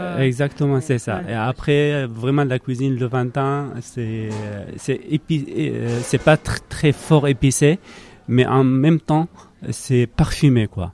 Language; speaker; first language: French; non-native, learner; Arabic